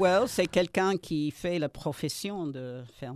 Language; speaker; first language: French; non-native, learner; English